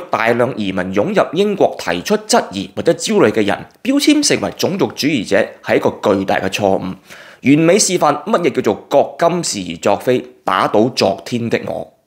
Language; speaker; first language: Cantonese; native; Cantonese